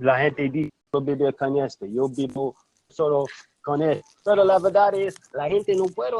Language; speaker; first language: Spanish; non-native, learner; English